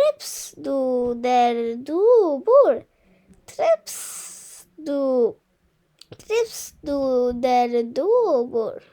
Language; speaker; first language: Swedish; non-native, fluent; Bangla